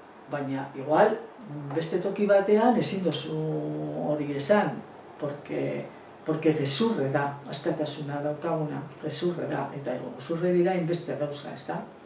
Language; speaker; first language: Basque; non-native, local second language; Spanish